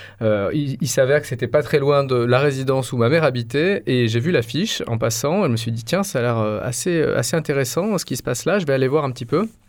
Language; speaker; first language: French; native; French